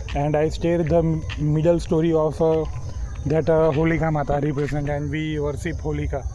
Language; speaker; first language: English; non-native, local second language; Gujarati